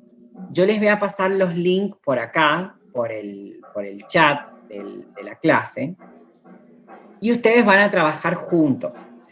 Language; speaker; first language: Spanish; native; Spanish